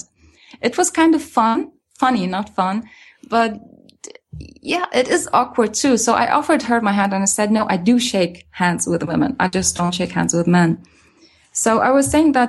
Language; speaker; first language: English; non-native, fluent; Arabic